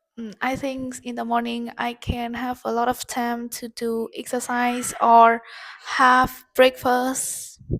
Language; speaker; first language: English; non-native, learner; Vietnamese